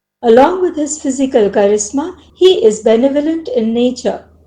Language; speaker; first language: English; non-native, local second language; Tamil